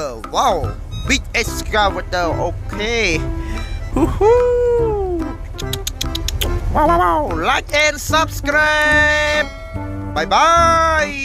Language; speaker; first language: English; non-native, learner; Khmer